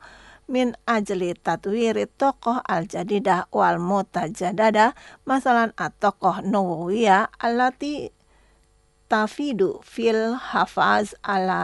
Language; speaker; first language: Arabic; non-native, fluent; Indonesian